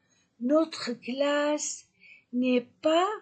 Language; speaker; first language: French; non-native, fluent; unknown